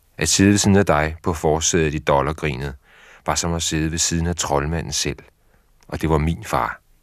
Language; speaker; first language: Danish; native; Danish